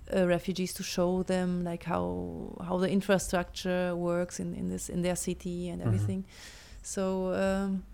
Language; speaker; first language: English; non-native, fluent; German